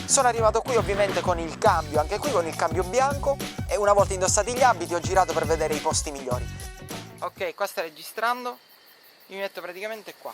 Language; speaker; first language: Italian; native; Italian